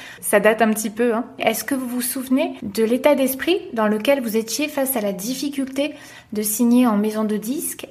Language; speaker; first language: French; native; French